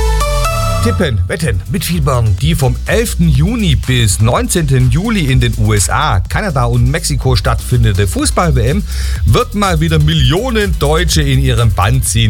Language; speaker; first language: German; native; German